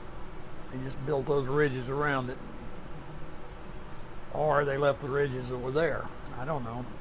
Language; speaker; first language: English; native; English